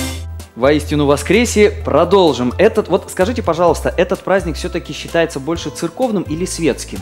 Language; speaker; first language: Russian; native; Russian